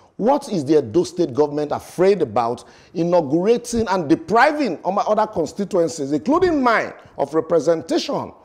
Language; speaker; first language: English; non-native, local second language; Bini